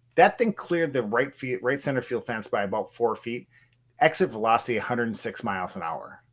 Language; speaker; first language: English; native; English